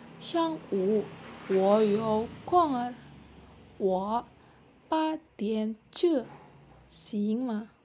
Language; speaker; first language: Chinese; non-native, learner; Indonesian